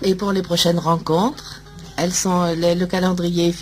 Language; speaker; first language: French; native; French